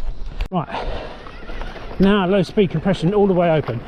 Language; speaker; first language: English; native; English